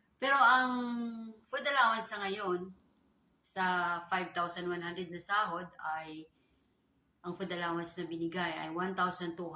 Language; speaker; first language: Filipino; native; Filipino